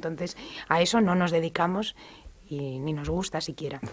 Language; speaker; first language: Spanish; native; Spanish